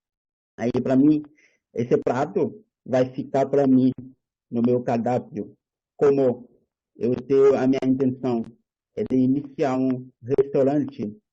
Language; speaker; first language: Portuguese; non-native, learner; Haitian Creole